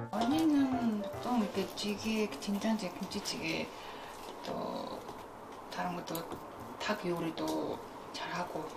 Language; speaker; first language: Korean; non-native, fluent; Mongolian